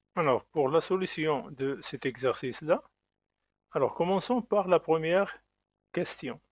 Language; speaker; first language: French; non-native, local second language; Arabic